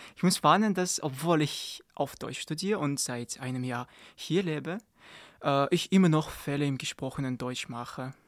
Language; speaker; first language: German; non-native, learner; Kazakh